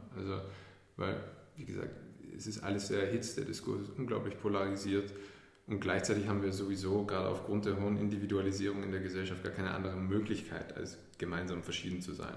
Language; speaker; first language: German; early bilingual, other home language; English